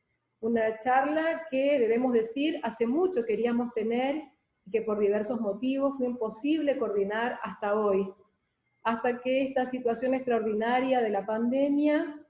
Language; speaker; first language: Spanish; native; Spanish